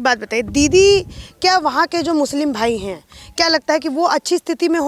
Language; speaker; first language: Hindi; native; Hindi